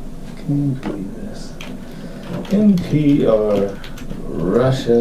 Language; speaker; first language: English; native; English